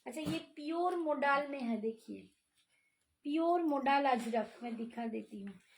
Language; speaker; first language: Hindi; non-native, local second language; Bangla